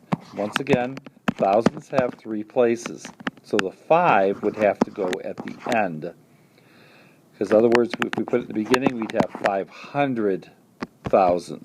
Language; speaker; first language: English; native; English